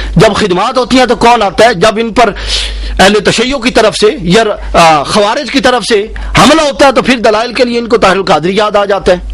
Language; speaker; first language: Urdu; native; Urdu